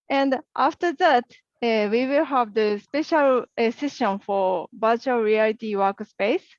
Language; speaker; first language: English; non-native, learner; Japanese